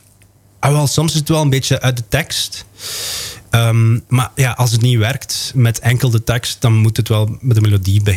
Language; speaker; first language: Dutch; non-native, local second language; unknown